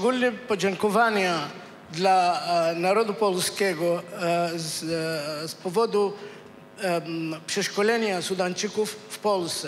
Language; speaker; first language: Polish; non-native, fluent; Arabic